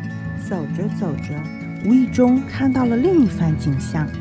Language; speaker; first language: Chinese; native; Chinese